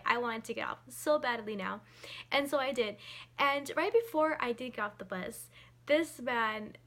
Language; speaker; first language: English; native; English